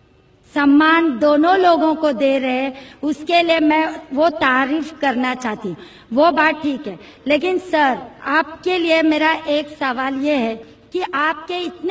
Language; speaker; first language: Hindi; non-native, local second language; Marathi